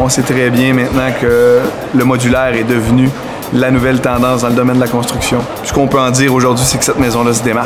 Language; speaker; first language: French; native; French